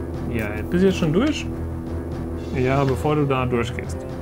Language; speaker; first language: German; native; German